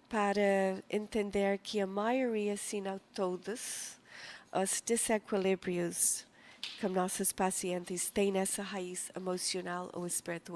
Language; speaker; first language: Portuguese; non-native, fluent; English